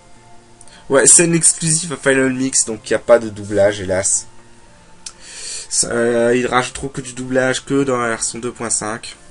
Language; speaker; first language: French; native; French